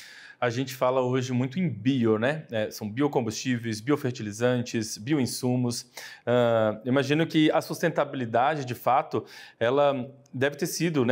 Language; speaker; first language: Portuguese; native; Portuguese